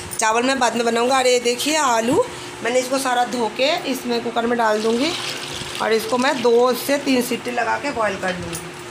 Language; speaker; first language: Hindi; native; Hindi